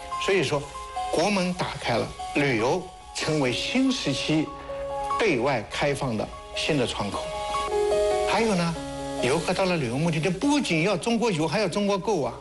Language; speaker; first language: Chinese; native; Chinese